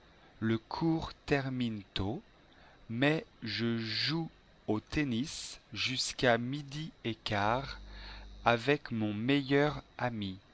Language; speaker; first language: French; non-native, learner; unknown